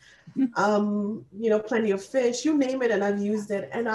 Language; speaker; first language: English; non-native, local second language; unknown